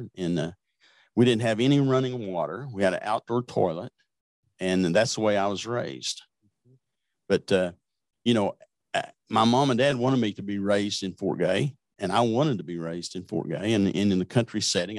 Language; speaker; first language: English; native; English